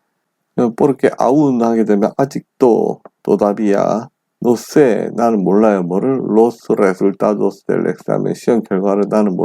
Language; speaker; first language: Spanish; non-native, fluent; Korean